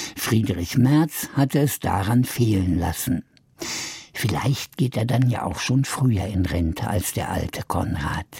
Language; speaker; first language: German; native; German